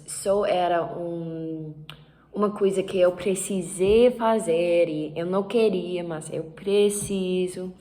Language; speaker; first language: Portuguese; non-native, learner; English